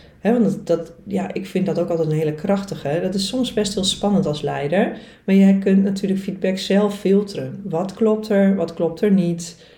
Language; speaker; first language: Dutch; native; Dutch